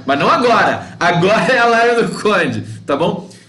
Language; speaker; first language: Portuguese; native; Portuguese